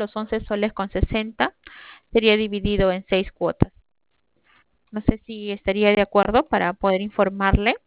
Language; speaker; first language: Spanish; native; Spanish